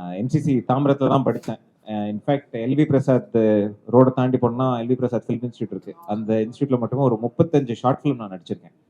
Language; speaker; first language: Tamil; native; Tamil